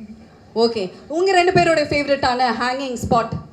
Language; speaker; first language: Tamil; native; Tamil